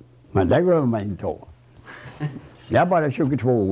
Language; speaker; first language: Swedish; native; Swedish